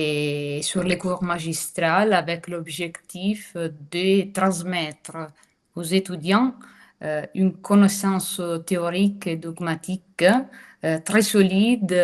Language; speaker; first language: French; non-native, fluent; Italian